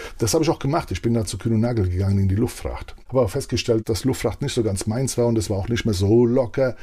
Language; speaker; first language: German; early bilingual, other home language; Italian